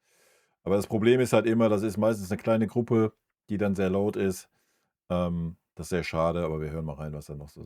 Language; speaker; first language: German; native; German